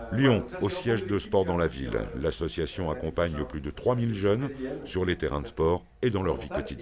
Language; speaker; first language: French; native; French